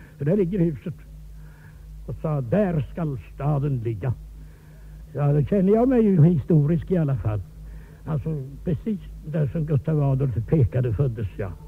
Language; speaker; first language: Swedish; native; Swedish